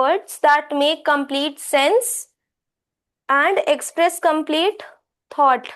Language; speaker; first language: English; non-native, local second language; Hindi